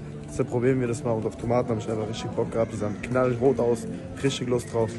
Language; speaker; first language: German; native; German